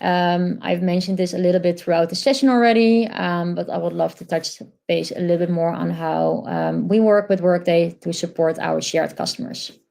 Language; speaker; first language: English; non-native, fluent; Dutch